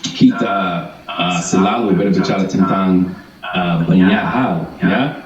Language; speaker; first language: Indonesian; non-native, learner; English